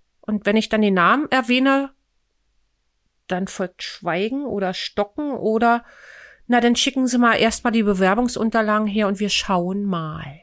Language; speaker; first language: German; native; German